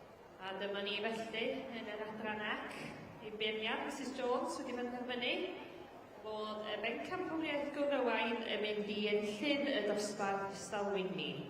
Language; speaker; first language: Welsh; native; Welsh